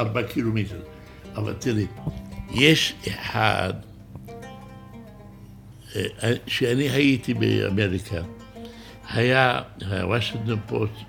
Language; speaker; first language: Hebrew; non-native, local second language; Arabic